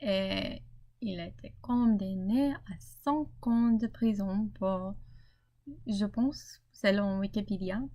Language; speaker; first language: French; non-native, learner; English